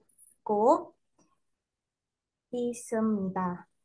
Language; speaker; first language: Korean; non-native, learner; Indonesian